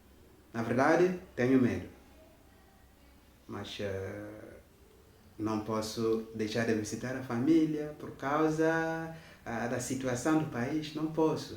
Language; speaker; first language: Portuguese; non-native, fluent; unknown